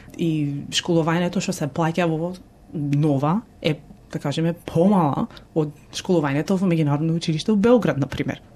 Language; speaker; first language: Macedonian; early bilingual, heritage; Macedonian